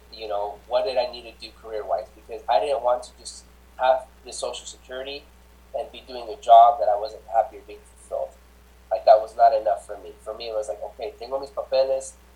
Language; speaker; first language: English; early bilingual, other home language; Spanish